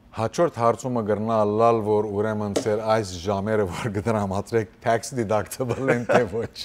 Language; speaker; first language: Armenian; early bilingual, heritage; Armenian